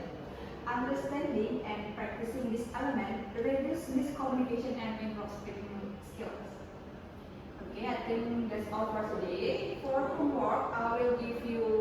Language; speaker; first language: English; non-native, learner; Indonesian